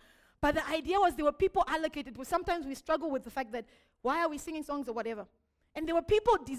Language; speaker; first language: English; non-native, local second language; Shona